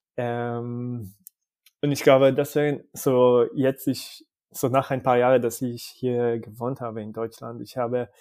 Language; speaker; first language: German; non-native, fluent; Hebrew